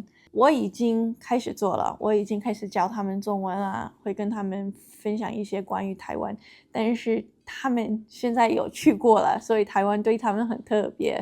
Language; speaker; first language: Chinese; non-native, fluent; English